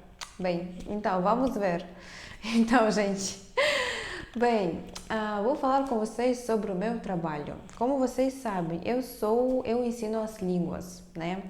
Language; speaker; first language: Portuguese; non-native, fluent; Russian